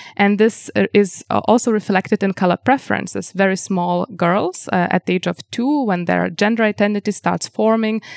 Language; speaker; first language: English; non-native, fluent; Lithuanian